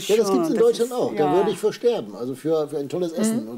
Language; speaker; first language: German; native; German